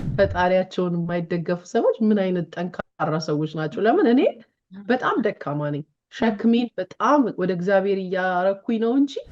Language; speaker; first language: Amharic; native; Amharic